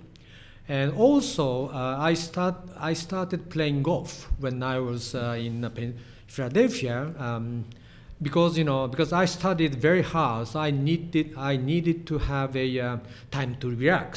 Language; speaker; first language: English; non-native, fluent; Japanese